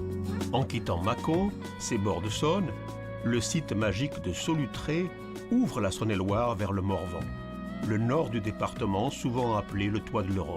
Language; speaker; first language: French; native; French